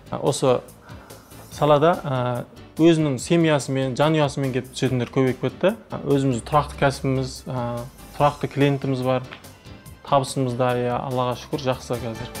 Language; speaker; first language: Kazakh; early bilingual, heritage; Kazakh